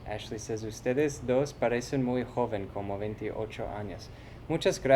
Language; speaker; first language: Spanish; non-native, fluent; English